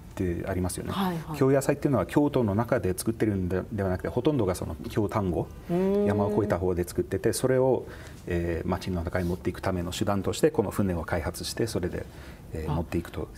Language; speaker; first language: Japanese; non-native, fluent; English